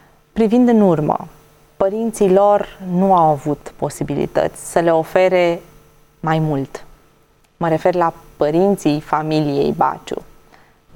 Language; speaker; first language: Romanian; native; Romanian